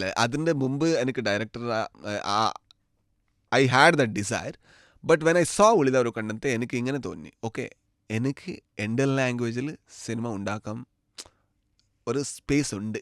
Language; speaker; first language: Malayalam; non-native, learner; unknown